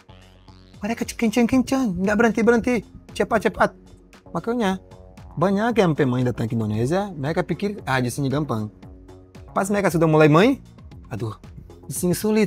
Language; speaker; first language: Indonesian; non-native, learner; Portuguese